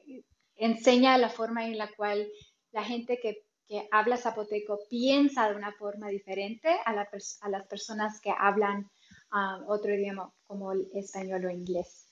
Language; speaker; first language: Spanish; early bilingual, heritage; Spanish